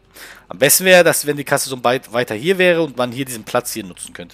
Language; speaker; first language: German; native; German